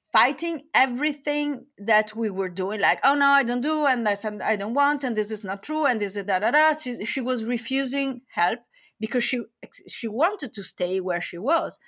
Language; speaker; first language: English; non-native, fluent; Italian